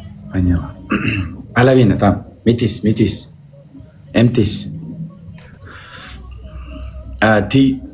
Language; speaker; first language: Russian; non-native, learner; Uzbek